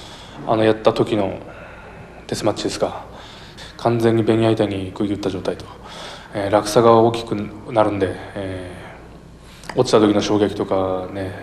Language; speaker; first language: Japanese; native; Japanese